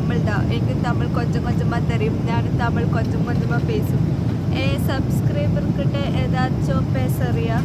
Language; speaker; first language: Tamil; non-native, learner; Malayalam